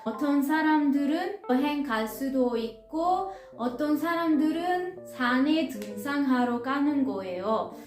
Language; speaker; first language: Korean; non-native, fluent; Italian